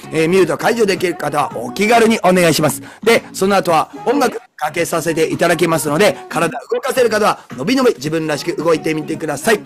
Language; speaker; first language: Japanese; native; Japanese